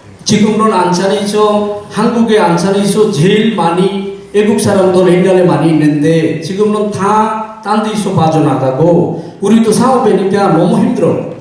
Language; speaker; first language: Korean; non-native, fluent; Bangla